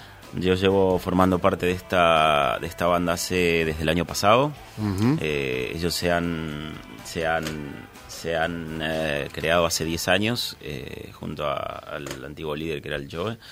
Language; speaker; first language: Spanish; native; Spanish